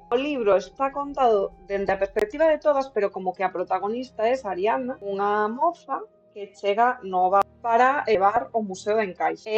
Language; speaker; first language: Galician; non-native, local second language; Spanish